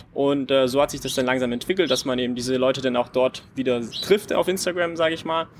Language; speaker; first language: German; native; German